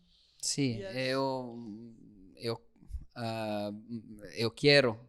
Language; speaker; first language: Portuguese; non-native, learner; Italian